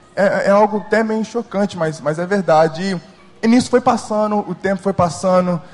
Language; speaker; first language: Portuguese; early bilingual, heritage; English